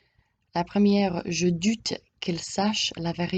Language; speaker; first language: French; non-native, fluent; English